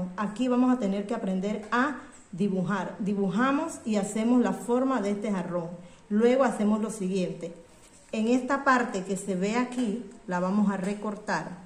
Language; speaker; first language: Spanish; native; Spanish